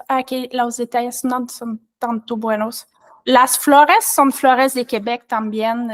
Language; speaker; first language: Spanish; non-native, learner; French